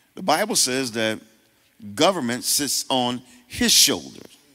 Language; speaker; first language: English; native; English